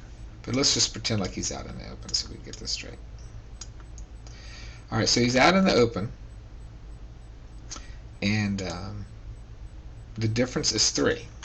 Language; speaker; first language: English; native; English